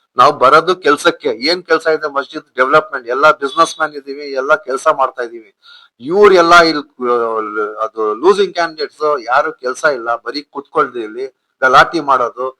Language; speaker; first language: Kannada; non-native, local second language; Urdu